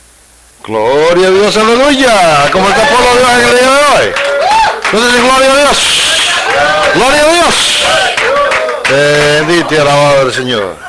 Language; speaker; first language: Spanish; native; Spanish